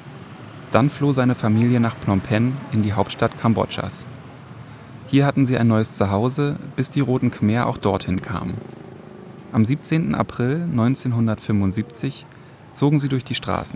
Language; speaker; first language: German; native; German